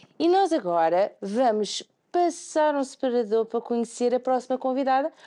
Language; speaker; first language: Portuguese; native; Portuguese